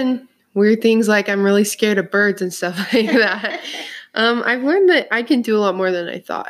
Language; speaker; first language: English; native; English